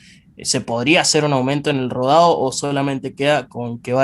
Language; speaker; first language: Spanish; native; Spanish